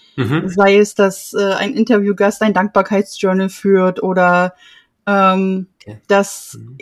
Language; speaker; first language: German; native; German